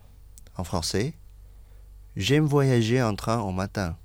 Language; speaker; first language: French; non-native, fluent; Indonesian